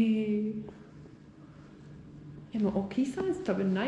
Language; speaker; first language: Japanese; non-native, learner; English